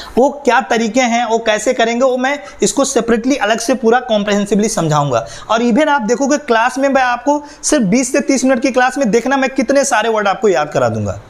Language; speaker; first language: Hindi; native; Hindi